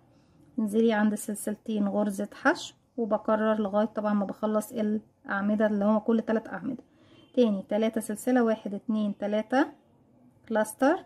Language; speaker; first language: Arabic; native; Arabic